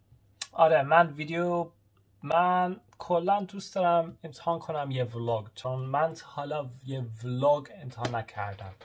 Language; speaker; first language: Persian; early bilingual, heritage; Persian